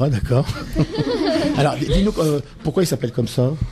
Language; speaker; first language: French; native; French